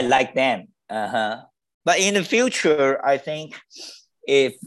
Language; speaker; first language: English; non-native, learner; Chinese